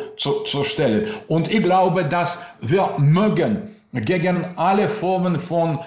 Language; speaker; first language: German; non-native, learner; Russian